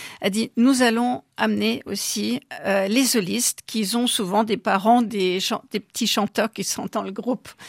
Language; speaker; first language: French; non-native, fluent; German